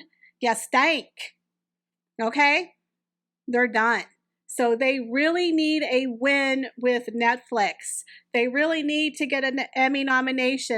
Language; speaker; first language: English; native; English